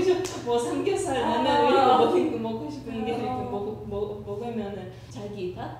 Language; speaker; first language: Korean; non-native, learner; Russian